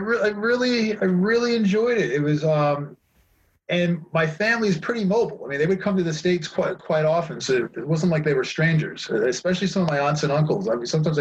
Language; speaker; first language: English; native; English